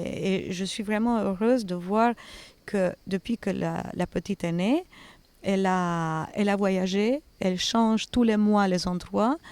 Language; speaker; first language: French; non-native, fluent; Albanian